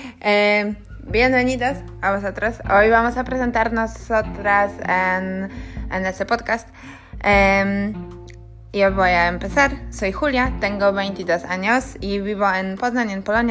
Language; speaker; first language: Spanish; non-native, learner; Polish